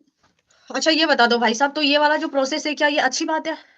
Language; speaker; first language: Hindi; native; Hindi